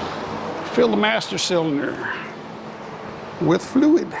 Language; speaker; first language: English; native; English